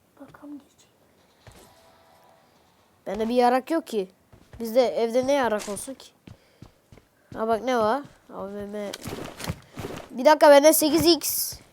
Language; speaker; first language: Turkish; native; Turkish